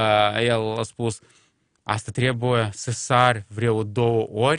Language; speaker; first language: Romanian; non-native, local second language; Russian